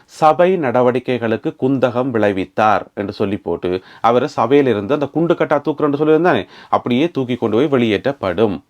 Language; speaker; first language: Tamil; native; Tamil